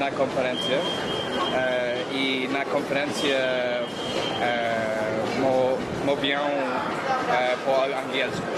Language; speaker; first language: Polish; non-native, learner; English